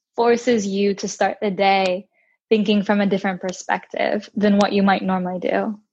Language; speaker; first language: English; native; English